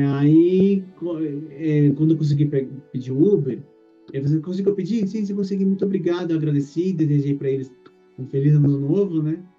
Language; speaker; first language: Portuguese; native; Portuguese